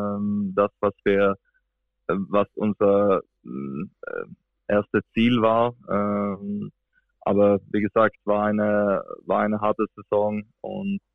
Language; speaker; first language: German; non-native, fluent; Swedish